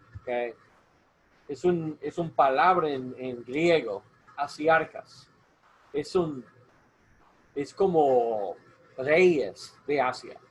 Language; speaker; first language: Spanish; non-native, learner; English